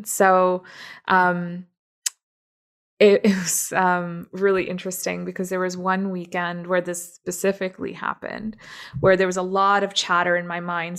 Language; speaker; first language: English; native; English